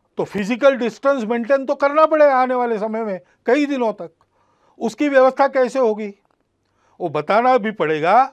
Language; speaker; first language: Hindi; non-native, local second language; Marathi